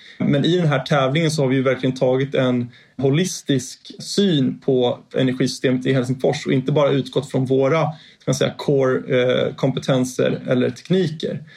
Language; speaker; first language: Swedish; native; Swedish